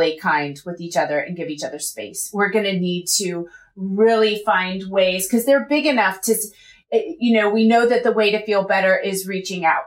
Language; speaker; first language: English; native; English